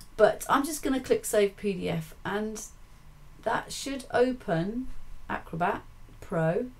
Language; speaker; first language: English; native; English